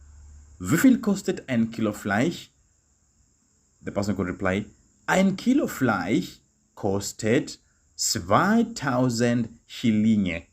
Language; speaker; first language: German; non-native, fluent; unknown